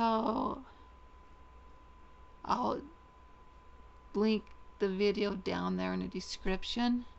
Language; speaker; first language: English; native; English